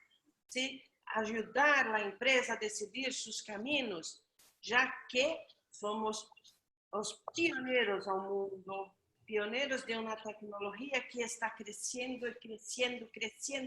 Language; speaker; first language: Portuguese; non-native, learner; Spanish